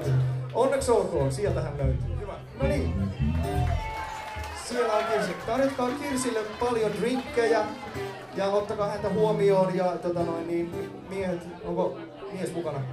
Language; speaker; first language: Finnish; native; Finnish